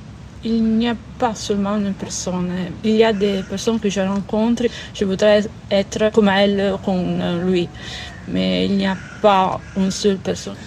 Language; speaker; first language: French; non-native, learner; Italian